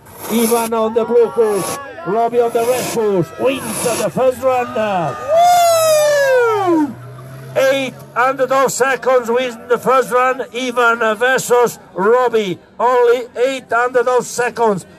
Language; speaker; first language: English; non-native, learner; Italian